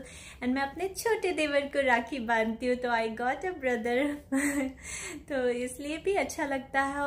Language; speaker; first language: Hindi; native; Hindi